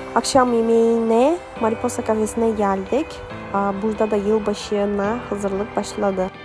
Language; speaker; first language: Turkish; non-native, fluent; Kazakh